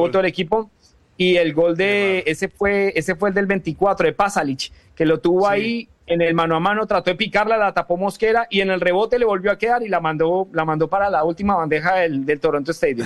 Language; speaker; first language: Spanish; native; Spanish